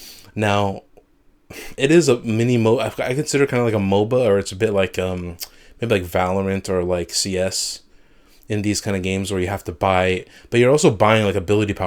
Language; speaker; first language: English; native; English